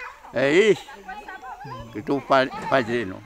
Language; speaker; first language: Portuguese; non-native, local second language; Kayapó